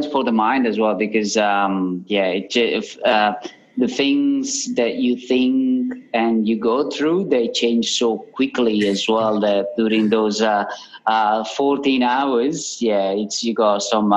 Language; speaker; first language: English; non-native, fluent; Italian